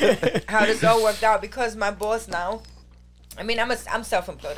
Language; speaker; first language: English; non-native, fluent; German